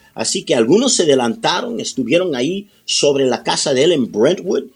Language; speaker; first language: Spanish; early bilingual, heritage; Spanish